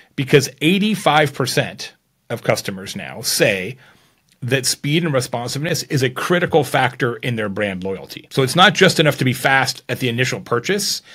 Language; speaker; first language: English; native; English